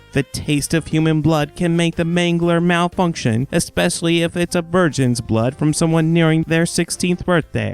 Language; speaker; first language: English; native; English